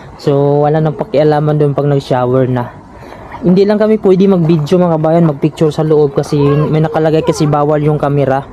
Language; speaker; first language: Filipino; non-native, local second language; Cebuano